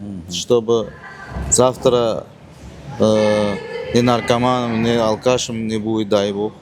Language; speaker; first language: Russian; non-native, learner; Uzbek